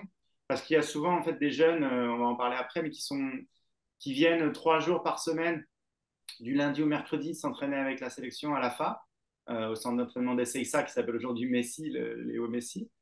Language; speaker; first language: French; native; French